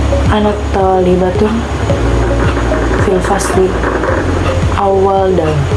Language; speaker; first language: Arabic; non-native, learner; Indonesian